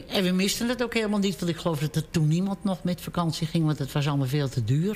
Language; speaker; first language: Dutch; native; Dutch